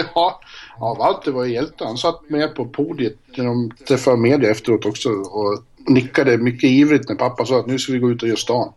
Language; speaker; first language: Swedish; native; Swedish